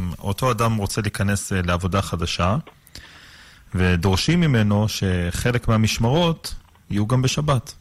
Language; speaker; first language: Hebrew; native; Hebrew